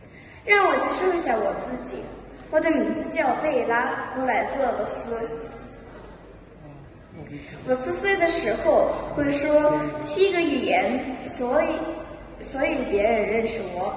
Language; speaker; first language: Chinese; non-native, learner; Russian